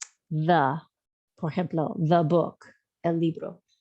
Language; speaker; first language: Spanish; non-native, fluent; English